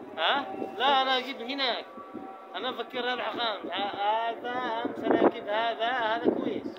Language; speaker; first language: Arabic; non-native, learner; Bangla